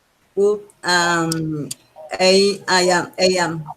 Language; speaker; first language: English; non-native, learner; Spanish